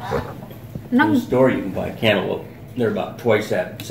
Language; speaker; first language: English; native; English